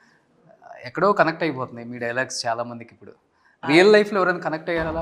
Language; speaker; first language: Telugu; native; Telugu